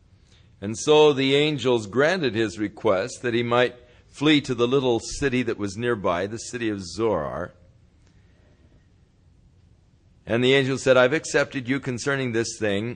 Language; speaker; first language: English; native; English